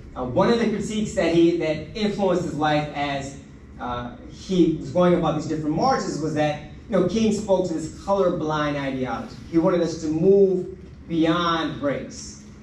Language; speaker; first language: English; native; English